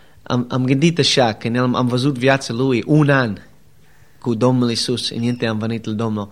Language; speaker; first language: Romanian; non-native, learner; English